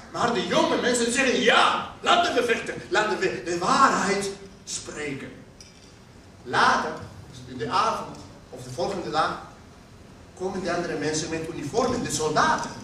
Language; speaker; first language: Dutch; non-native, fluent; Spanish